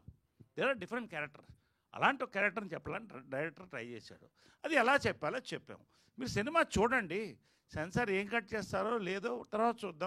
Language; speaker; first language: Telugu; native; Telugu